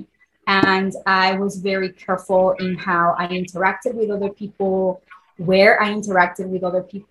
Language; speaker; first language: English; non-native, fluent; Spanish